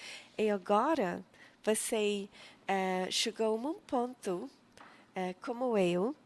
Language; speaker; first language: Portuguese; non-native, fluent; English